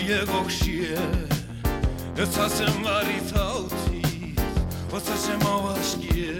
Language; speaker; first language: Icelandic; native; Icelandic